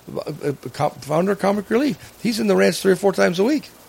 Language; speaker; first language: English; native; English